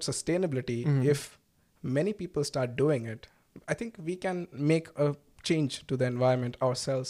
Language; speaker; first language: English; non-native, local second language; Malayalam